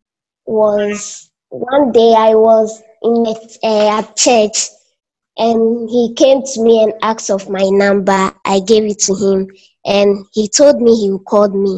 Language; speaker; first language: English; non-native, local second language; Akan